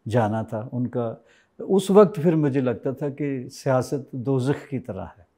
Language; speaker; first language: Hindi; native; Hindi